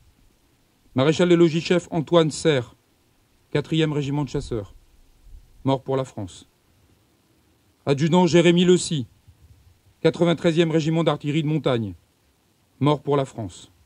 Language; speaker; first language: French; native; French